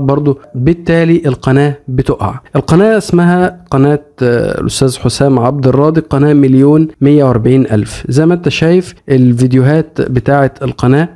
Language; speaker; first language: Arabic; native; Arabic